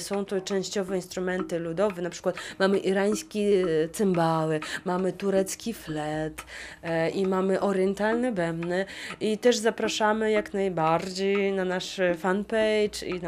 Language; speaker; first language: Polish; non-native, fluent; Russian